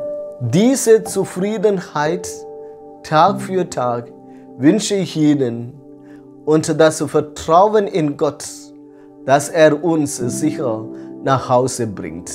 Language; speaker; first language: German; non-native, fluent; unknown